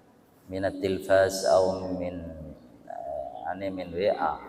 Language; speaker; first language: Arabic; non-native, fluent; Madurese